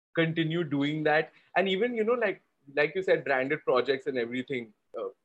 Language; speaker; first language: English; non-native, local second language; Gujarati